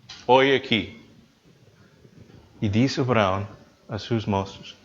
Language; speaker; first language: Portuguese; non-native, learner; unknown